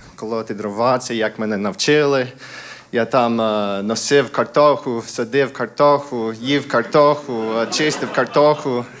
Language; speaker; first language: Ukrainian; non-native, fluent; English